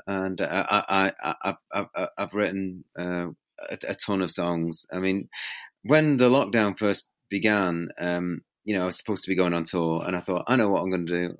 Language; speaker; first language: English; native; English